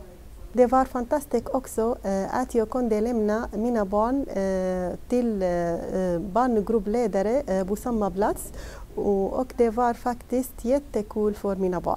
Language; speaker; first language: Swedish; non-native, learner; Arabic